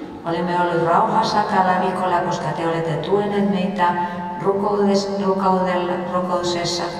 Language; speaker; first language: Finnish; non-native, fluent; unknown